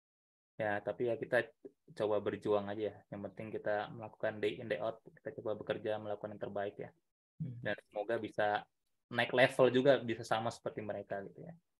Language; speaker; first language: Indonesian; native; Indonesian